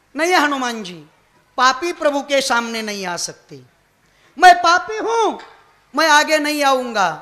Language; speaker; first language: Hindi; non-native, local second language; Marathi